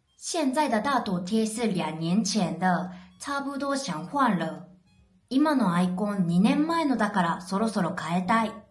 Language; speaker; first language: Japanese; native; Japanese